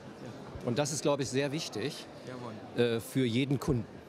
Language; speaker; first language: German; native; German